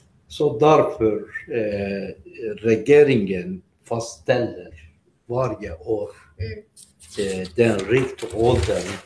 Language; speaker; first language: Swedish; non-native, fluent; Greek